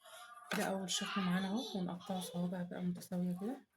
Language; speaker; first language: Arabic; native; Arabic